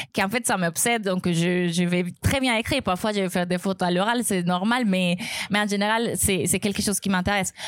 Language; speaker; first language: French; non-native, fluent; Spanish